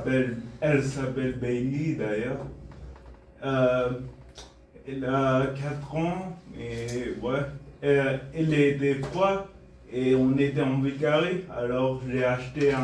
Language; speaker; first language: French; non-native, fluent; Bulgarian